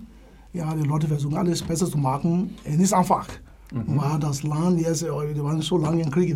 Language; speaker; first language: German; non-native, learner; English